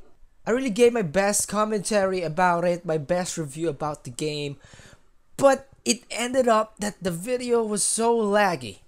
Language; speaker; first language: English; non-native, local second language; Filipino